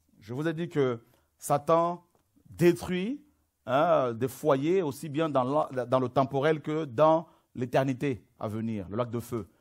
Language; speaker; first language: French; non-native, local second language; Lingala